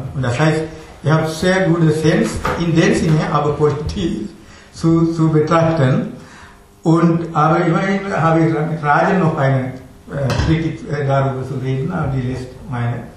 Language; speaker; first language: German; non-native, learner; Tamil